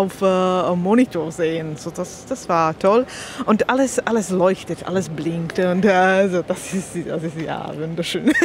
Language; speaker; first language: German; non-native, learner; Slovak